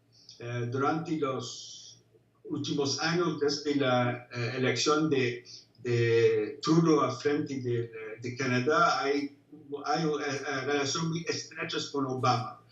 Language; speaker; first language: Spanish; non-native, fluent; English